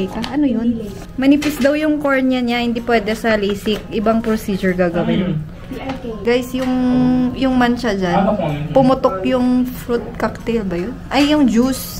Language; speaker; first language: Filipino; native; Filipino